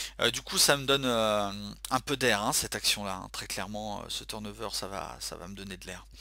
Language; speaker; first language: French; native; French